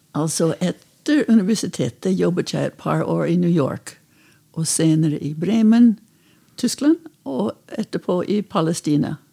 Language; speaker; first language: Norwegian; non-native, fluent; English